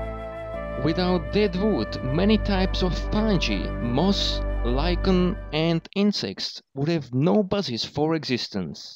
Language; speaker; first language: English; non-native, fluent; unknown